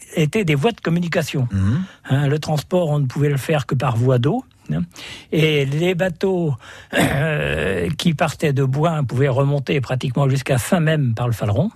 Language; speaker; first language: French; native; French